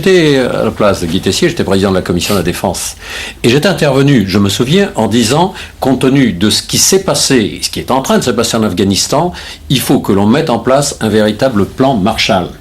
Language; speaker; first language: French; native; French